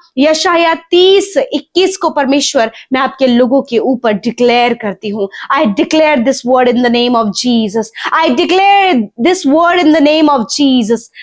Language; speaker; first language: Hindi; native; Hindi